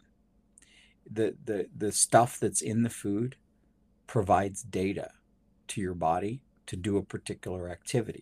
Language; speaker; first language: English; native; English